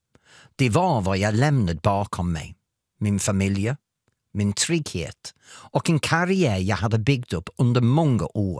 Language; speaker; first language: Swedish; non-native, fluent; English